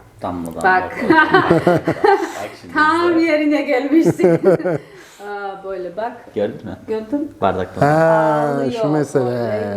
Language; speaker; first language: Turkish; non-native, fluent; Georgian